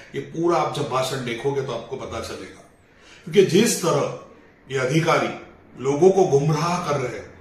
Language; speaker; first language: Hindi; non-native, local second language; Marathi